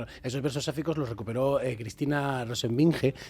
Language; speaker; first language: Spanish; native; Spanish